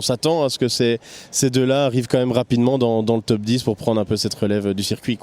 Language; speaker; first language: French; native; French